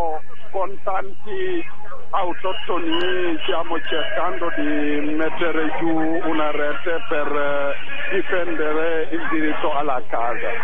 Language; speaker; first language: Italian; non-native, fluent; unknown